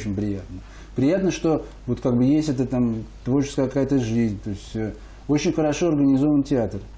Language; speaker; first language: Russian; native; Russian